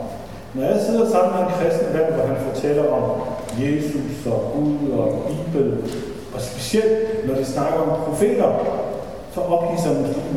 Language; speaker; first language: Danish; non-native, fluent; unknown